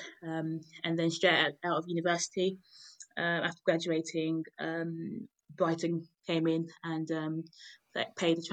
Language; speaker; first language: English; native; English